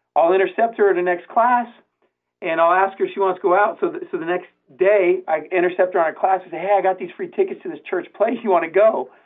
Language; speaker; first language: English; native; English